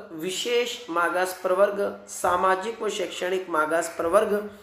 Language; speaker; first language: Hindi; non-native, local second language; Marathi